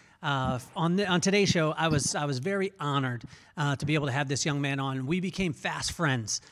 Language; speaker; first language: English; native; English